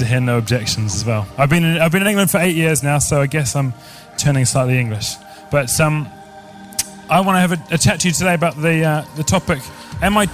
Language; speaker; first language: English; native; English